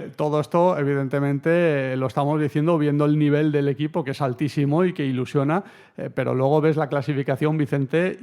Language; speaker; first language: Spanish; native; Spanish